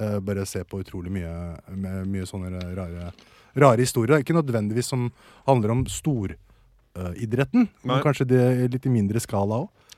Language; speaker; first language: Norwegian; early bilingual, other home language; Persian